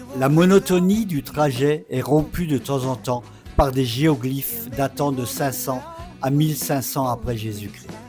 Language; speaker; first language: French; native; French